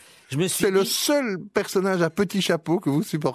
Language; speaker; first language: French; native; French